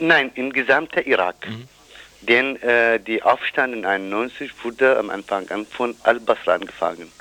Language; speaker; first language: German; non-native, fluent; Kurdish